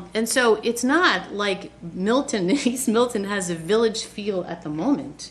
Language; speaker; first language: English; native; English